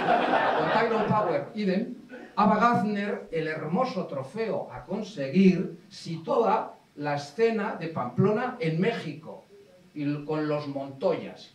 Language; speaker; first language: Spanish; native; Spanish